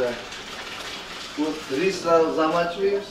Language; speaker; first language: Russian; non-native, local second language; Uzbek